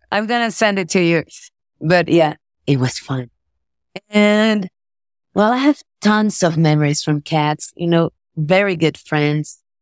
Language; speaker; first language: English; non-native, fluent; Spanish